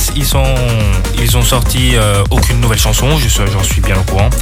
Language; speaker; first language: French; non-native, fluent; Portuguese